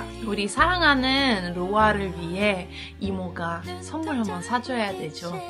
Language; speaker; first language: Korean; non-native, fluent; French